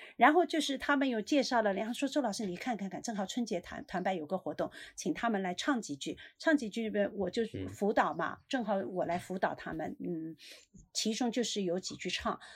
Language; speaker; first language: Chinese; native; Chinese